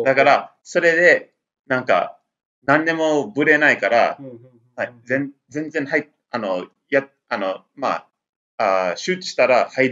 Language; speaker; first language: Japanese; non-native, learner; English